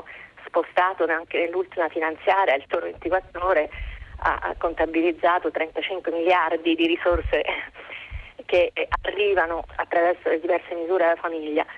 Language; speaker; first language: Italian; native; Italian